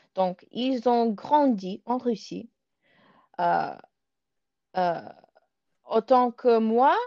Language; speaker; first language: French; non-native, learner; Russian